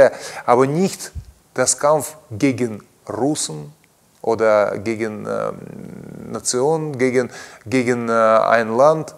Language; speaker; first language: German; non-native, learner; Russian